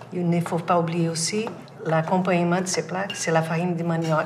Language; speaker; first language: French; non-native, fluent; Portuguese